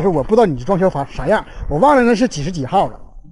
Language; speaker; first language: Chinese; native; Chinese